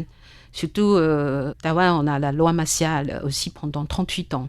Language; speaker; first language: French; non-native, fluent; Chinese